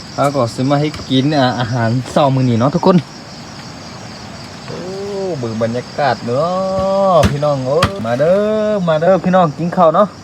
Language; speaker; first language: Thai; non-native, local second language; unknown